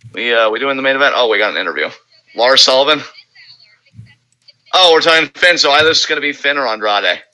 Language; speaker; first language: English; native; English